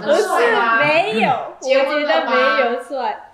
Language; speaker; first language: Chinese; non-native, learner; Japanese